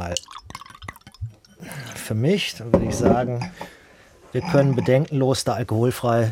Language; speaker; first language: German; native; German